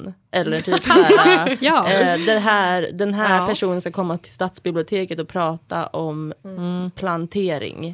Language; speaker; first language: Swedish; native; Swedish